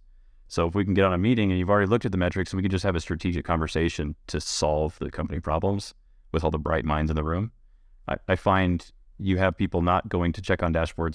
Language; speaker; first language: English; native; English